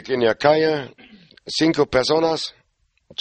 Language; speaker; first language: Spanish; non-native, learner; German